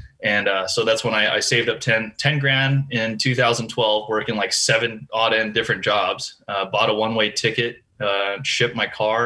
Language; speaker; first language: English; native; English